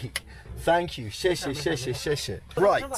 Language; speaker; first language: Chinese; non-native, learner; English